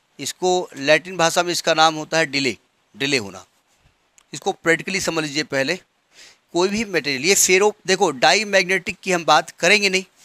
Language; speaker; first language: Hindi; native; Hindi